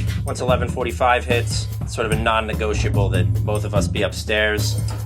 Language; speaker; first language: English; native; English